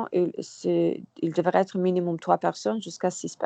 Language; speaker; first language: French; non-native, learner; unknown